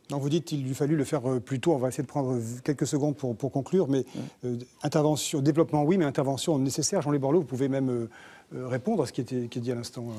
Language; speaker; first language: French; native; French